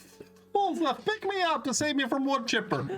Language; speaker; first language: English; native; English